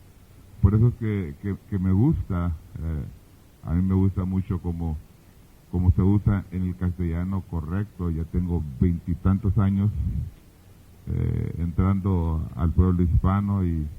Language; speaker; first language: Spanish; early bilingual, heritage; Spanish